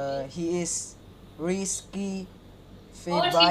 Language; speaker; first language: English; non-native, learner; Hakka Chinese